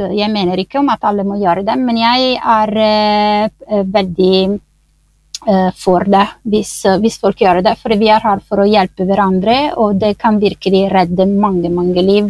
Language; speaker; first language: Norwegian; non-native, fluent; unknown